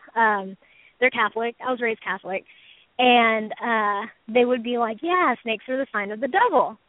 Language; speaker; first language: English; native; English